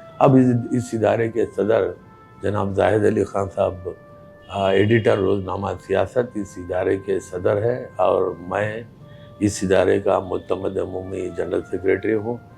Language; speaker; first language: Urdu; native; Urdu